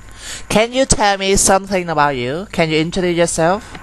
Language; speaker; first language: English; non-native, learner; Vietnamese